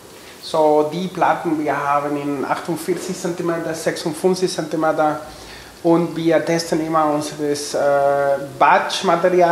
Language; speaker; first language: German; non-native, fluent; Spanish